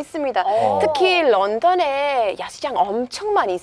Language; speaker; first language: Korean; non-native, fluent; English